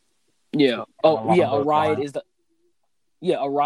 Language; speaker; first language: English; native; English